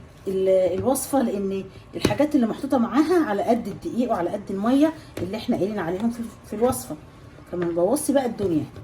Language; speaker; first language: Arabic; native; Arabic